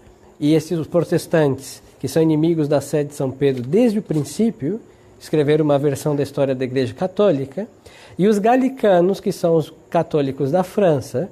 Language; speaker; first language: Portuguese; native; Portuguese